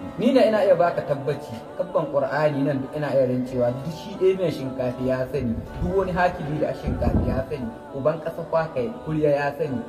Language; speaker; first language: Hausa; non-native, local second language; Fula